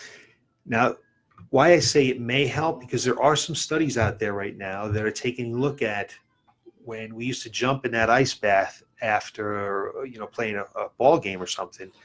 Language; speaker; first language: English; native; English